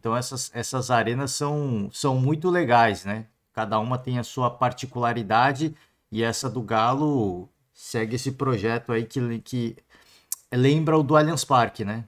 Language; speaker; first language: Portuguese; native; Portuguese